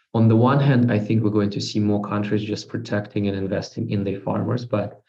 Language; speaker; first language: English; non-native, fluent; Russian